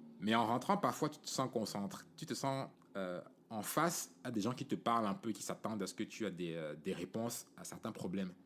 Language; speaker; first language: French; native; French